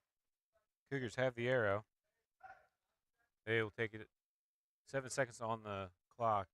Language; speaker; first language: English; native; English